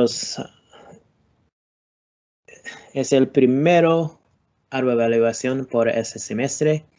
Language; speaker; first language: Spanish; non-native, learner; English